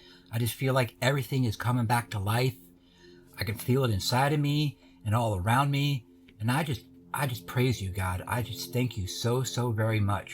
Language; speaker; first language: English; native; English